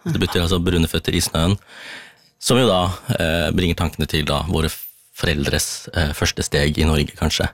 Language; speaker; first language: Norwegian; early bilingual, other home language; Tamil